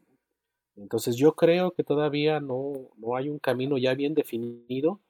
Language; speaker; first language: Spanish; native; Spanish